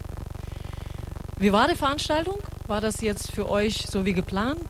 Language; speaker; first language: German; non-native, fluent; Russian